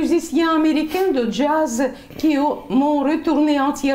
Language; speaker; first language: French; non-native, fluent; Russian